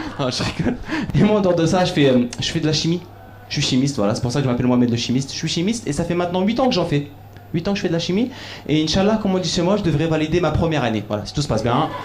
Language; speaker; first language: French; early bilingual, other home language; Arabic